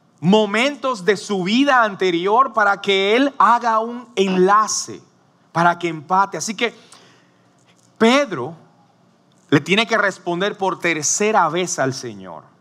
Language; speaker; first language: Spanish; native; Spanish